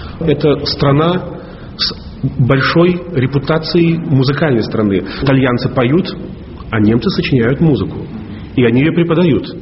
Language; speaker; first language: Russian; native; Russian